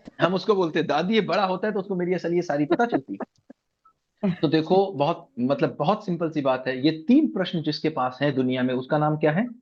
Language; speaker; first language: Hindi; native; Hindi